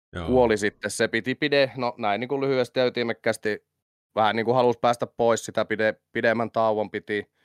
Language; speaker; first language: Finnish; native; Finnish